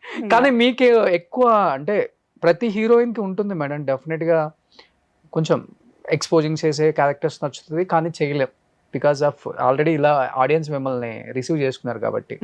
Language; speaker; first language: Telugu; native; Telugu